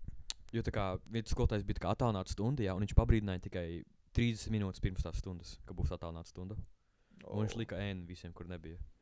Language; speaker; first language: Latvian; native; Latvian